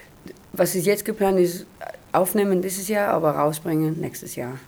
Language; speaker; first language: German; non-native, learner; Hebrew